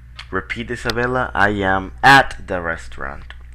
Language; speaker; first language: English; non-native, fluent; Spanish